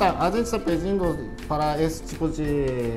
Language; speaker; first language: Portuguese; non-native, learner; Japanese